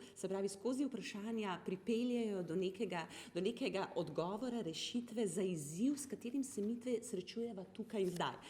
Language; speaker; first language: Slovenian; native; Slovenian